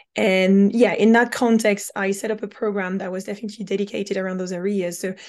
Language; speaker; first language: English; non-native, fluent; French